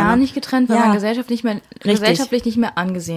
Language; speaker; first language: German; native; German